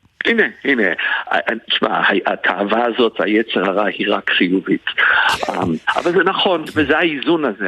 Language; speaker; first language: Hebrew; non-native, fluent; English